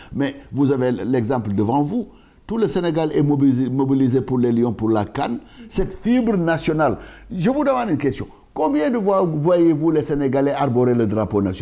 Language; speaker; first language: French; non-native, local second language; Wolof